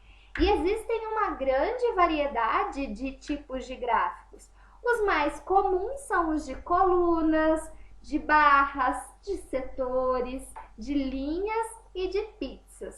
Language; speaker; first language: Portuguese; native; Portuguese